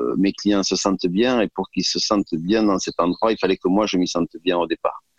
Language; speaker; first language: French; native; French